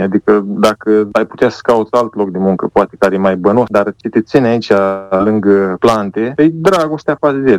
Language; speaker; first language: Romanian; native; Romanian